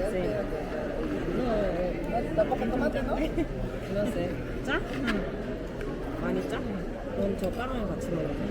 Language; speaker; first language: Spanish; non-native, fluent; Korean